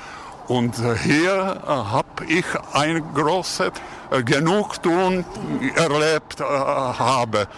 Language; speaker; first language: German; non-native, fluent; Czech